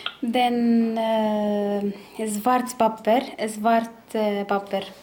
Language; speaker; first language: Swedish; non-native, learner; Arabic